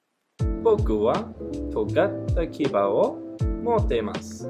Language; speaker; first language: Japanese; non-native, learner; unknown